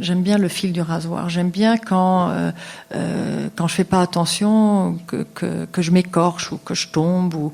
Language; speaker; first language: French; non-native, local second language; Luxembourgish